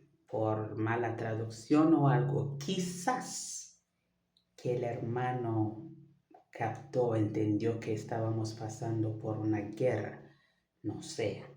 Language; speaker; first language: Spanish; non-native, fluent; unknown